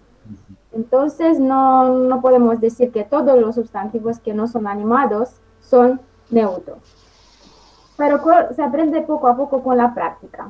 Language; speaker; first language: Spanish; non-native, fluent; Romanian